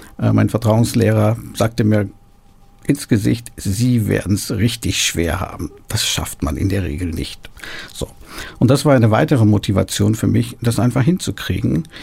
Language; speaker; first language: German; early bilingual, other home language; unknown